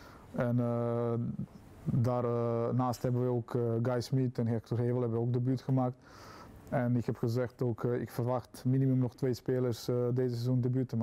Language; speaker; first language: Dutch; non-native, fluent; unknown